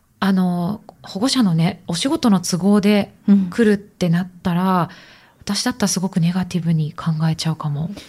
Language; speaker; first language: Japanese; native; Japanese